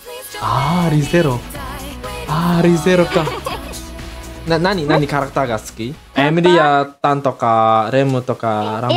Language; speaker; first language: Japanese; non-native, learner; Indonesian